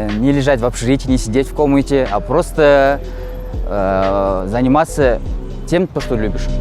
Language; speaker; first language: Russian; non-native, local second language; Kazakh